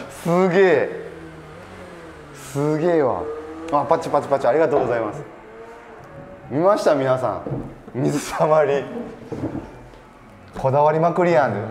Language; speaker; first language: Japanese; native; Japanese